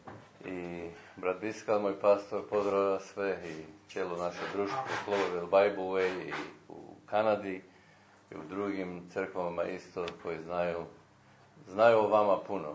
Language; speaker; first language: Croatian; early bilingual, heritage; Croatian